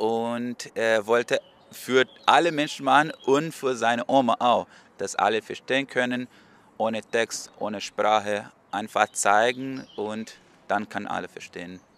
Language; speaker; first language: German; non-native, learner; Portuguese